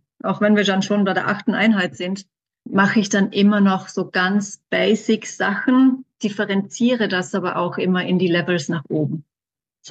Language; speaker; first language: German; native; German